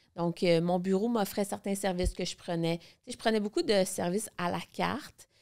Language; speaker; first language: French; native; French